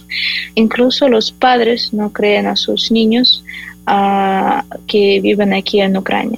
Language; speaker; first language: Spanish; non-native, fluent; Ukrainian